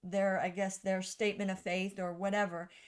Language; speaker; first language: English; native; English